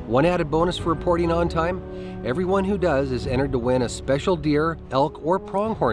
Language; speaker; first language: English; native; English